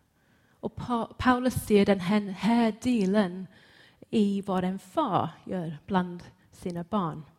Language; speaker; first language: Swedish; non-native, fluent; English